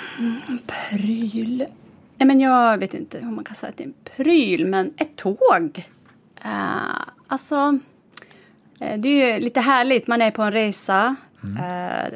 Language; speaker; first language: Swedish; native; Swedish